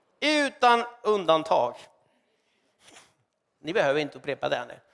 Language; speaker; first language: Swedish; non-native, fluent; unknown